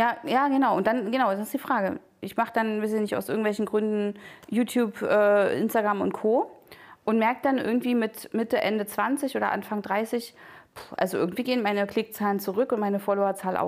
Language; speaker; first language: German; native; German